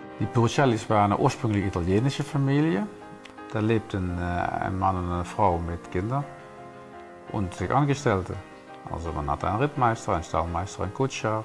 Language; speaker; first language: German; non-native, fluent; Dutch